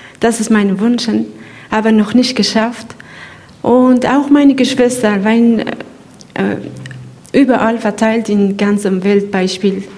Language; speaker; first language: German; non-native, learner; Persian